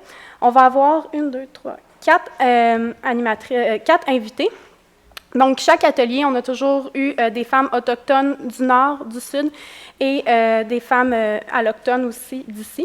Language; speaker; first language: French; native; French